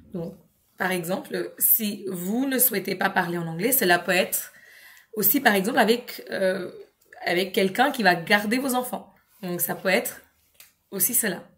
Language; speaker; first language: French; non-native, fluent; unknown